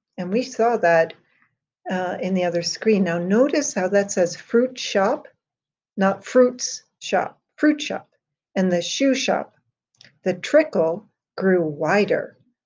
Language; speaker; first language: English; native; English